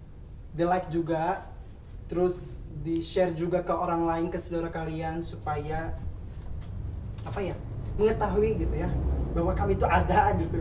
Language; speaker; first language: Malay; non-native, local second language; Sundanese